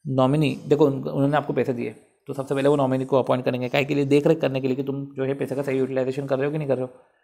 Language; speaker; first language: Hindi; native; Hindi